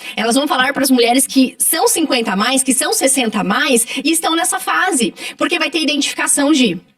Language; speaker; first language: Portuguese; native; Portuguese